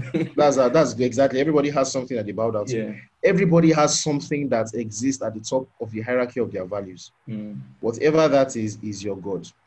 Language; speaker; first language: English; non-native, local second language; Yoruba